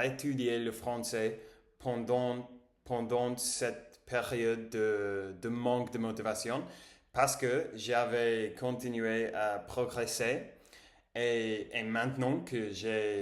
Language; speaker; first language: French; non-native, learner; English